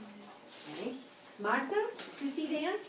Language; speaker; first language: Spanish; non-native, fluent; English